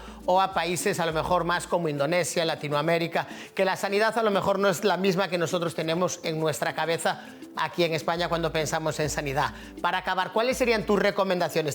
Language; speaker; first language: Spanish; native; Spanish